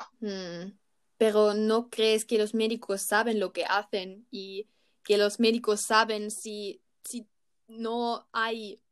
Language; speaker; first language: Spanish; non-native, learner; German